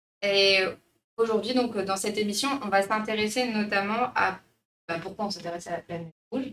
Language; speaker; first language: French; native; French